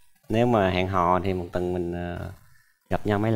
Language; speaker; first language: Vietnamese; native; Vietnamese